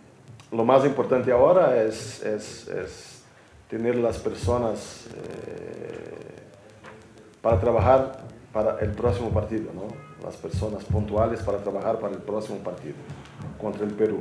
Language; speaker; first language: Spanish; non-native, fluent; Portuguese